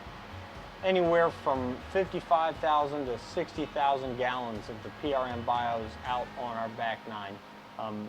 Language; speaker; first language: English; native; English